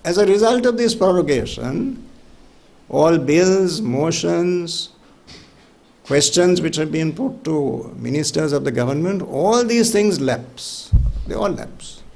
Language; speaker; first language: English; non-native, local second language; Sinhala